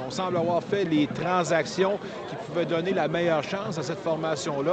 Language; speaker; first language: French; native; French